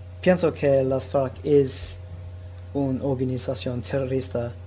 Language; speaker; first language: Spanish; non-native, learner; English